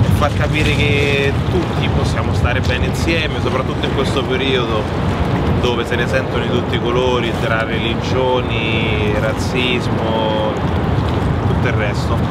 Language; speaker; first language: Italian; early bilingual, other home language; French